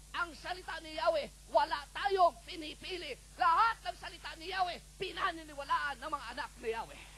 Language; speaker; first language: Filipino; non-native, local second language; Cebuano